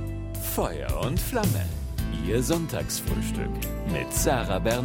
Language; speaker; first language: German; native; German